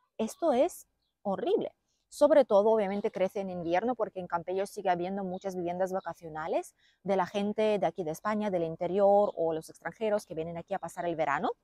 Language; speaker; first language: Spanish; non-native, fluent; Lithuanian